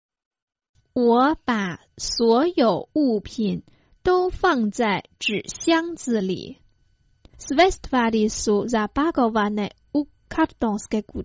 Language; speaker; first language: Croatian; non-native, fluent; Chinese